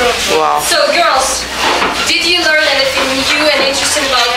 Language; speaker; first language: English; non-native, fluent; Russian